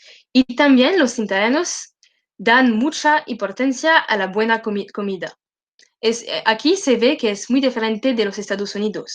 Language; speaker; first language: Spanish; non-native, learner; French